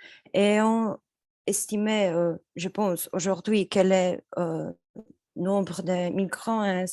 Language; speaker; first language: French; non-native, learner; Polish